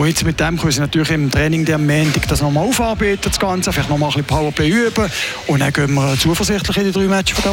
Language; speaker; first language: German; native; German